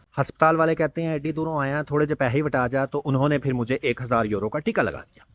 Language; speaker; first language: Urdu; non-native, local second language; Punjabi